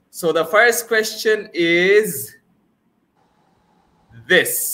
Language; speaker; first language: English; non-native, local second language; Bangla